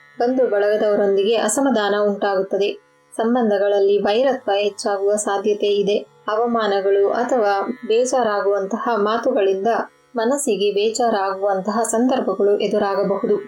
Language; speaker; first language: Kannada; native; Kannada